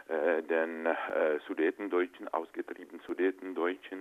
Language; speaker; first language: German; non-native, fluent; Czech